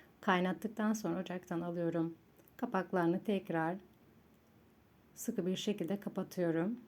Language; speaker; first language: Turkish; native; Turkish